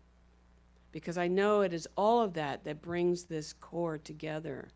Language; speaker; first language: English; native; English